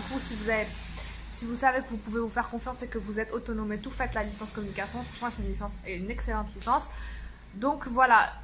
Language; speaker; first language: French; early bilingual, other home language; Arabic